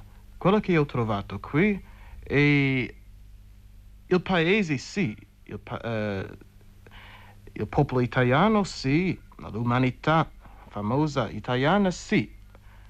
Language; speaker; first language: Italian; non-native, fluent; English